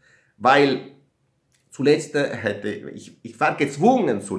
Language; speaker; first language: German; non-native, learner; Italian